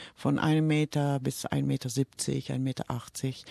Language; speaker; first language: German; early bilingual, heritage; German